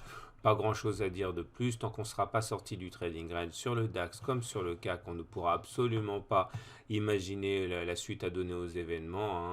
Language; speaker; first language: French; native; French